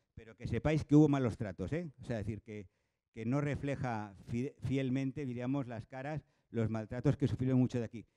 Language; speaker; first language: Spanish; non-native, local second language; Catalan